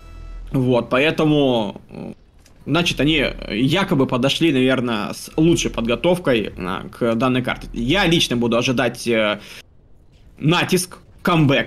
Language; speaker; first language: Russian; native; Russian